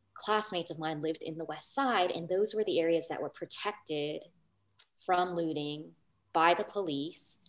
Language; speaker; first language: English; native; English